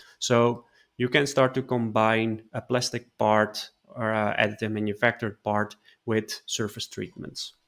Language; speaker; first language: English; non-native, fluent; Dutch